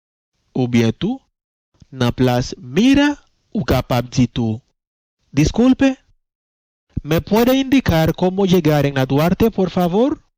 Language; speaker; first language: Spanish; non-native, fluent; Haitian Creole